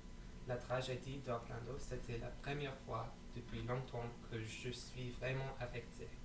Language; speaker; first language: French; non-native, fluent; English